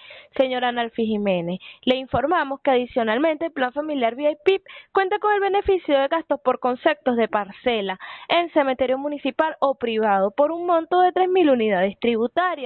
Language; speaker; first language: Spanish; native; Spanish